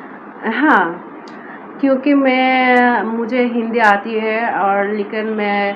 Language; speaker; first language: Hindi; non-native, learner; Bangla